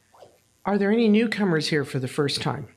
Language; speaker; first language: English; native; English